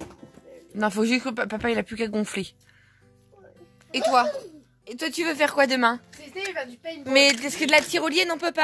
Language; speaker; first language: French; native; French